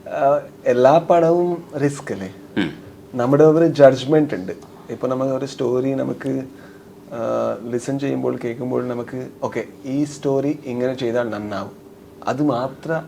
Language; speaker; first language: Malayalam; non-native, local second language; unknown